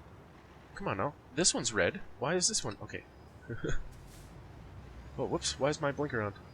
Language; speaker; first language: English; native; English